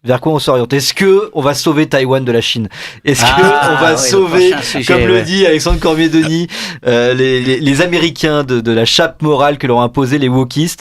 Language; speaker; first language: French; native; French